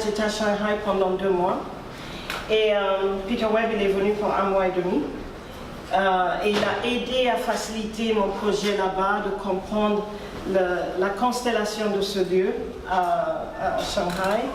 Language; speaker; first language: French; non-native, fluent; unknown